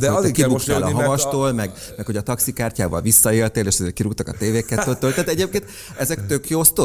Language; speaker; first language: Hungarian; native; Hungarian